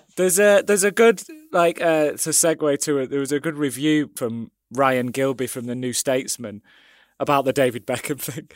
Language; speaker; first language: English; native; English